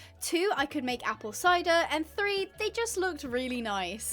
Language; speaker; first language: English; native; English